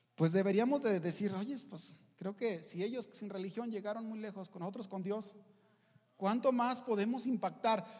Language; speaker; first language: Spanish; native; Spanish